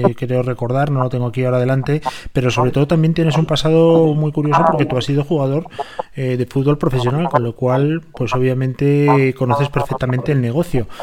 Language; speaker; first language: Spanish; native; Spanish